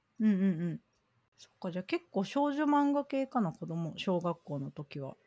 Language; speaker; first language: Japanese; native; Japanese